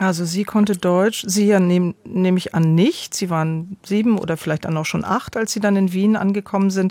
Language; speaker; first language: German; native; German